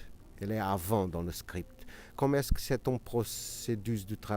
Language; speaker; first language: French; non-native, learner; Portuguese